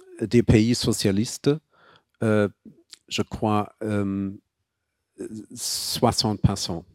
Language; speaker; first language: French; non-native, fluent; German